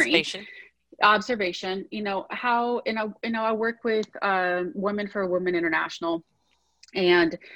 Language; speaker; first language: English; early bilingual, other home language; Portuguese